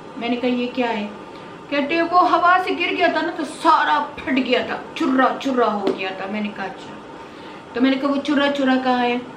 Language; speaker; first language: Urdu; non-native, local second language; Pashto